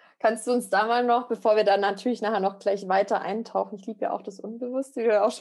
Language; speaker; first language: German; native; German